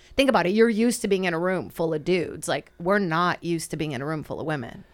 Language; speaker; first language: English; non-native, fluent; Portuguese